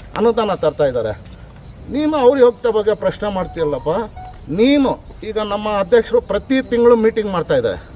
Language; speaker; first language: Kannada; non-native, local second language; Urdu